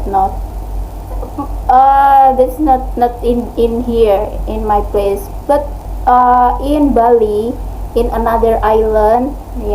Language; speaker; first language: English; non-native, learner; Indonesian